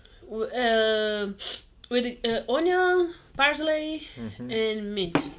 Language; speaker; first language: English; non-native, learner; Portuguese